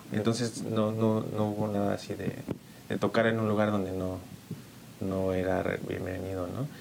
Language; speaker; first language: Spanish; early bilingual, heritage; Spanish